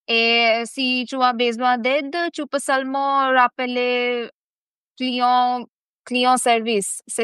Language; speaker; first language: French; non-native, fluent; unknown